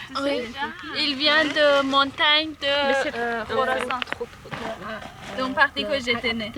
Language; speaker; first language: French; non-native, learner; Persian